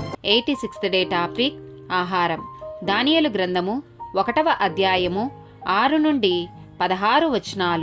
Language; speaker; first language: Telugu; native; Telugu